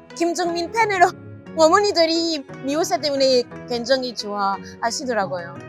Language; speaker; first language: Korean; non-native, fluent; French